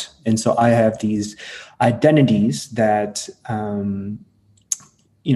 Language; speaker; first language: English; early bilingual, other home language; Hmong